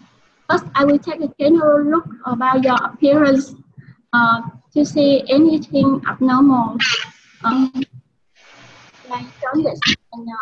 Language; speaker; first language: English; non-native, learner; Vietnamese